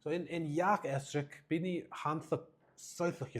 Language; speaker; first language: Mongolian; non-native, learner; English